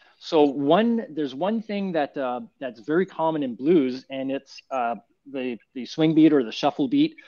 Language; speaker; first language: English; native; English